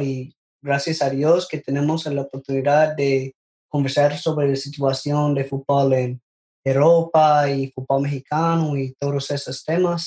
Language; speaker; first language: Spanish; non-native, learner; English